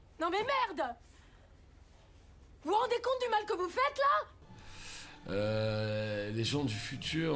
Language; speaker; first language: French; native; French